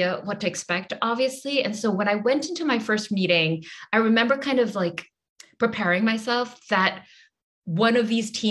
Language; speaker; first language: English; native; English